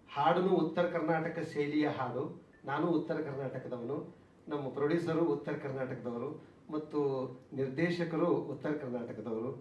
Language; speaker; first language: Kannada; native; Kannada